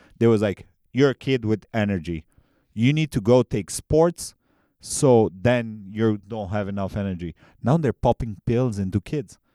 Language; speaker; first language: English; non-native, fluent; Romanian